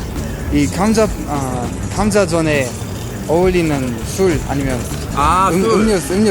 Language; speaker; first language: Korean; non-native, fluent; Luxembourgish